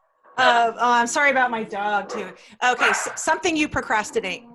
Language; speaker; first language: English; native; English